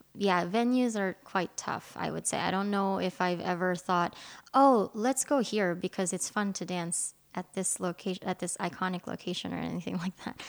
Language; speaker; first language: English; non-native, local second language; Filipino